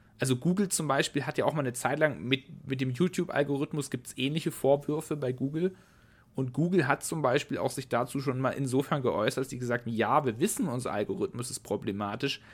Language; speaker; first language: German; native; German